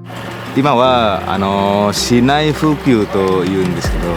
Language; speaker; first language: Japanese; non-native, learner; Indonesian